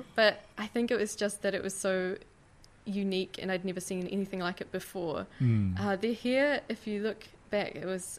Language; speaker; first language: English; native; English